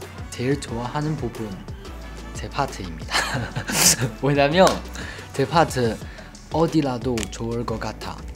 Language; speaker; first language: Korean; non-native, learner; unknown